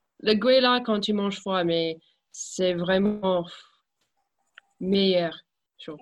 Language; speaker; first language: French; non-native, fluent; English